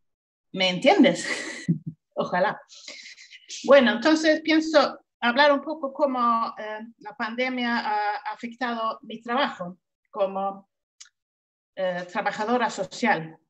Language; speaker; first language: Spanish; non-native, fluent; Swedish